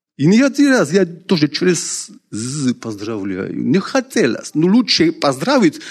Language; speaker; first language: Russian; non-native, local second language; Georgian